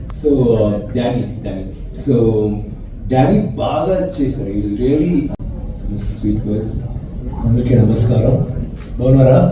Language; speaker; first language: Telugu; non-native, learner; Tamil